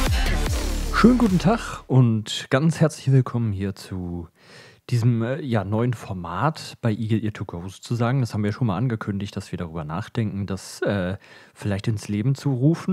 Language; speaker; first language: German; native; German